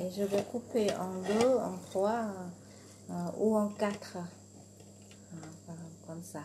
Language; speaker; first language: French; non-native, learner; Vietnamese